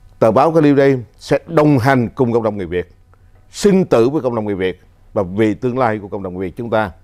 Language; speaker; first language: Vietnamese; native; Vietnamese